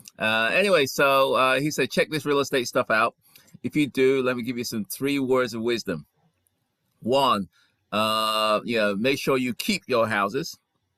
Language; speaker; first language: English; native; English